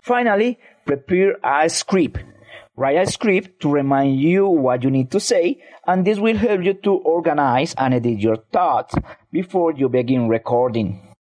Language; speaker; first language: English; non-native, fluent; Spanish